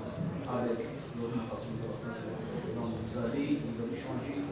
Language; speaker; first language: French; non-native, local second language; Arabic